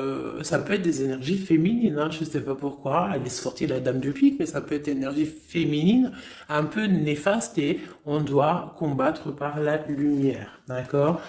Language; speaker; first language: French; native; French